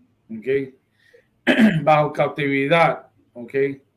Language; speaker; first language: Spanish; early bilingual, heritage; Spanish